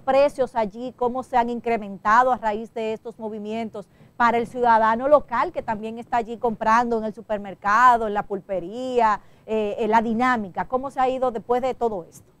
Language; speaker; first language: Spanish; native; Spanish